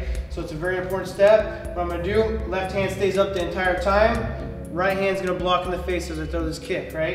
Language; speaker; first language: English; native; English